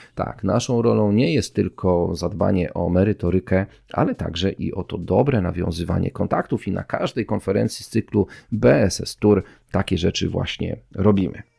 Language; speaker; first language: Polish; native; Polish